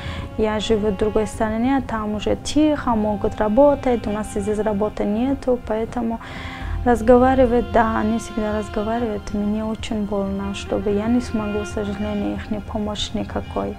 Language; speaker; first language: Russian; non-native, learner; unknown